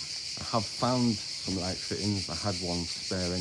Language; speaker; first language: English; native; English